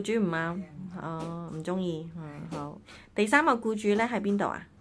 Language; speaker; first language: Cantonese; native; Cantonese